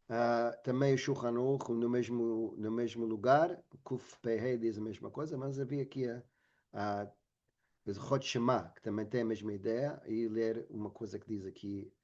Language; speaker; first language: Portuguese; non-native, fluent; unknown